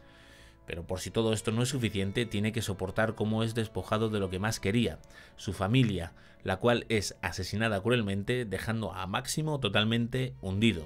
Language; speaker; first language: Spanish; native; Spanish